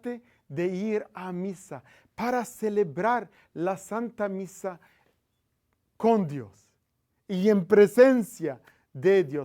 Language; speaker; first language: Spanish; non-native, fluent; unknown